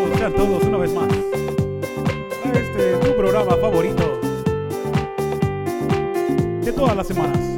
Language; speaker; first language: Spanish; native; Spanish